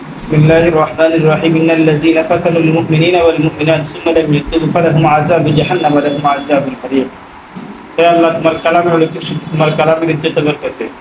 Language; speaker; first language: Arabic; non-native, fluent; Bangla